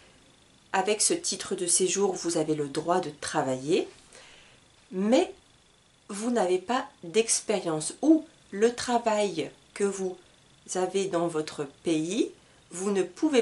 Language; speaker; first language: French; native; French